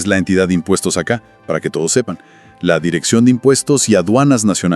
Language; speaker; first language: Spanish; native; Spanish